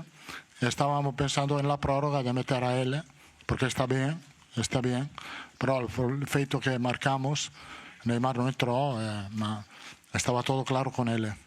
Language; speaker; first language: Portuguese; non-native, learner; Italian